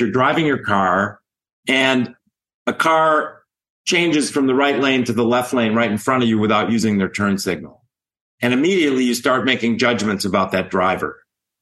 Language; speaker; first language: English; native; English